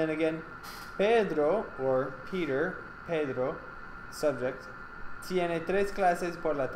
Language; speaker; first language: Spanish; non-native, fluent; English